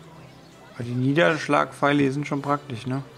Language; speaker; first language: German; native; German